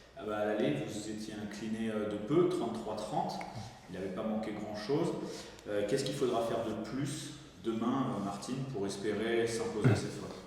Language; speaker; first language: French; native; French